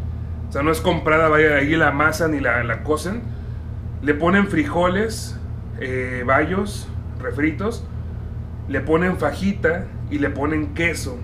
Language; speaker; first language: Spanish; native; Spanish